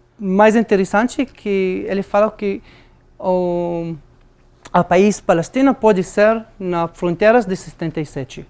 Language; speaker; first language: Portuguese; non-native, fluent; Arabic